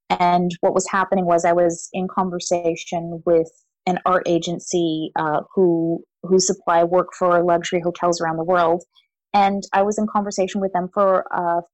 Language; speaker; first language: English; native; English